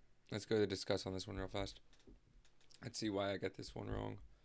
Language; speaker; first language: English; native; English